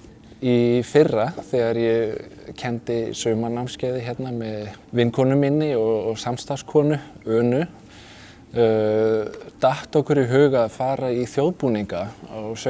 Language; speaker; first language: Icelandic; non-native, fluent; Danish